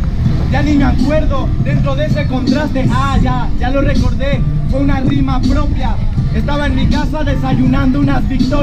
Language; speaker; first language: Spanish; native; Spanish